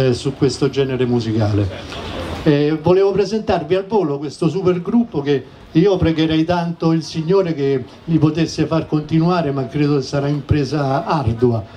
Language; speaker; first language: Italian; native; Italian